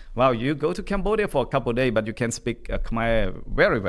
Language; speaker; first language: English; non-native, learner; Khmer